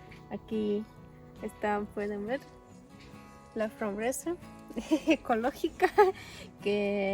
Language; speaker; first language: Spanish; non-native, local second language; Russian